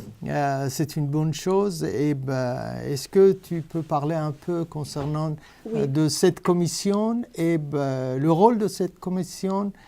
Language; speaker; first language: French; non-native, fluent; Persian